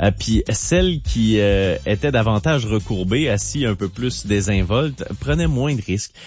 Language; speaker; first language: French; native; French